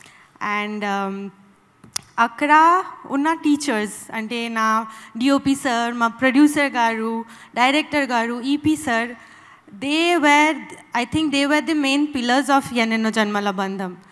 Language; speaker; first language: Telugu; non-native, learner; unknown